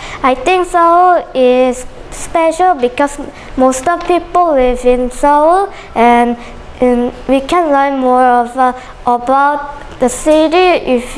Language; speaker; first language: English; non-native, learner; Korean